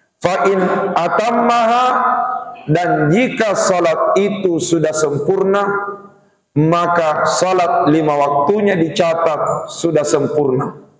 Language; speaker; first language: Malay; non-native, local second language; Buginese